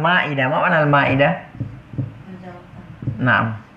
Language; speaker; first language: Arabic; non-native, fluent; Indonesian